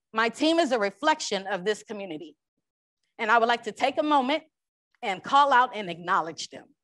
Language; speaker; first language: English; native; English